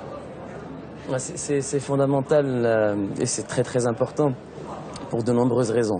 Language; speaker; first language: French; non-native, local second language; Arabic